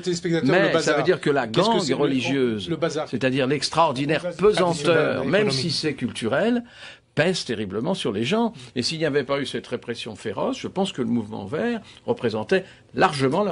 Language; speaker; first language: French; native; French